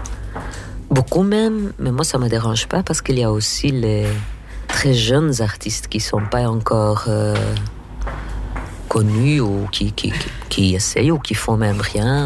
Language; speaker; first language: French; native; French